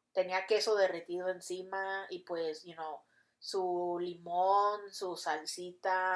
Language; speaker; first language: Spanish; early bilingual, heritage; Spanish